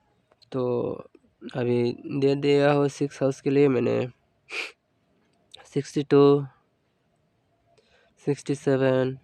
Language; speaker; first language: Hindi; non-native, local second language; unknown